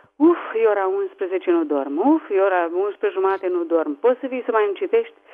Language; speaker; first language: Romanian; native; Romanian